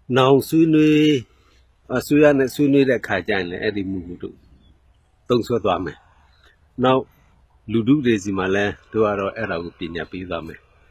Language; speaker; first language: Burmese; non-native, local second language; Mon